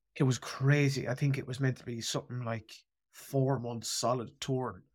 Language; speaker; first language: English; native; English